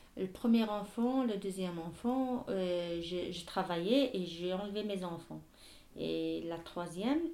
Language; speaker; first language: French; non-native, learner; Arabic